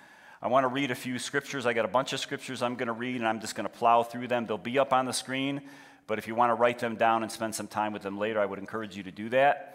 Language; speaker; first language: English; native; English